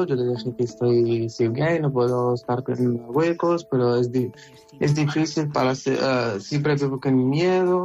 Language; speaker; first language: Spanish; non-native, learner; Arabic